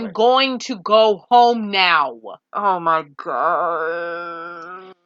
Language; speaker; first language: English; native; English